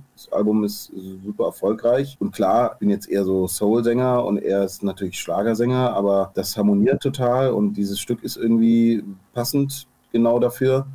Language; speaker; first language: German; native; German